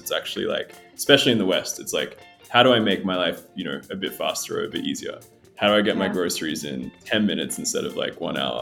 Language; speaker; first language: English; native; English